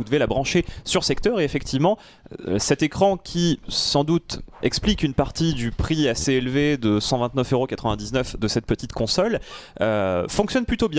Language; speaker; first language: French; native; French